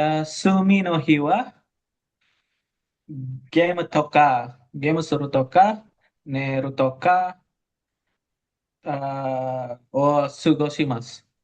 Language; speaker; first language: Japanese; non-native, learner; Indonesian